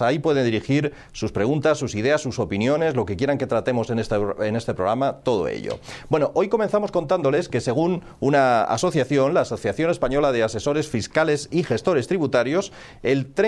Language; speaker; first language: Spanish; native; Spanish